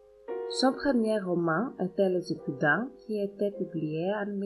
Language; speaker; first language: French; non-native, learner; Greek